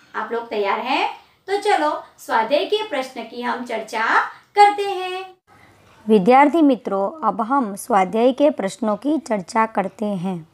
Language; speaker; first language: Hindi; non-native, local second language; Gujarati